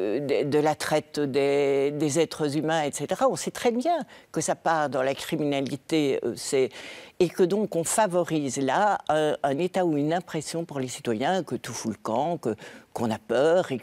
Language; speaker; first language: French; native; French